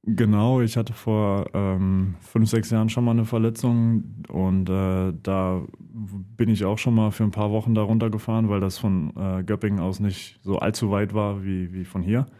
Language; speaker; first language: German; native; German